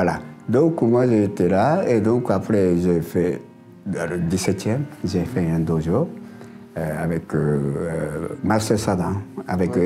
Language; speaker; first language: French; non-native, learner; Japanese